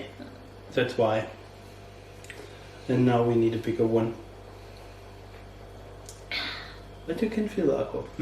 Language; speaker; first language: English; non-native, learner; German